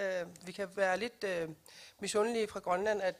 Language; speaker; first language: Danish; non-native, local second language; Kalaallisut